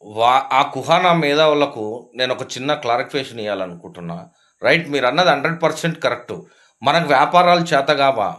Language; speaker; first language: Telugu; native; Telugu